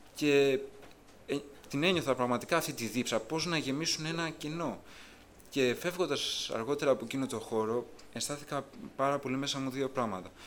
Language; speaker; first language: Greek; native; Greek